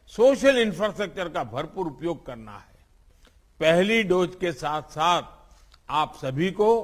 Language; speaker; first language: Hindi; non-native, local second language; Gujarati